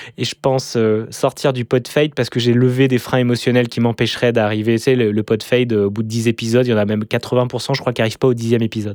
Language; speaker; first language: French; native; French